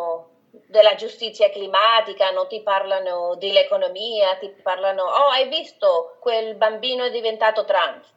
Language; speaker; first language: Italian; non-native, fluent; Spanish